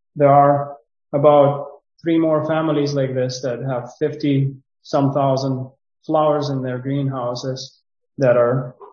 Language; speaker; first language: English; non-native, fluent; Ukrainian